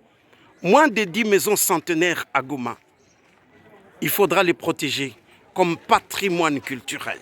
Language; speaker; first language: French; non-native, local second language; Swahili